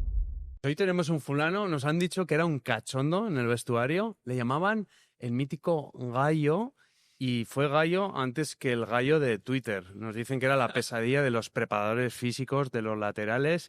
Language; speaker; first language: Spanish; native; Spanish